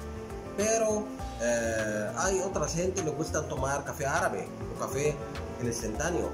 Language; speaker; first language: Spanish; non-native, fluent; Arabic